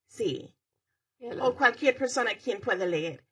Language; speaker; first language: Spanish; early bilingual, heritage; Spanish